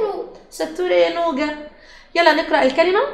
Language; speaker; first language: Arabic; native; Arabic